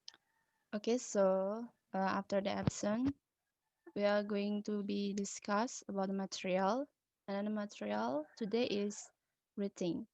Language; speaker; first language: English; non-native, learner; Indonesian